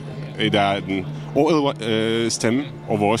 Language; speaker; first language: Danish; non-native, fluent; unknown